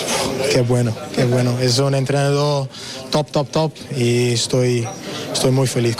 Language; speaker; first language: Spanish; non-native, learner; English